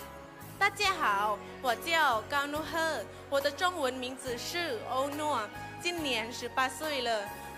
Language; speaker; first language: Chinese; non-native, learner; Lao